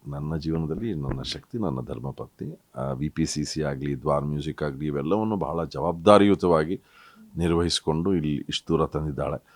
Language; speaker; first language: Kannada; native; Kannada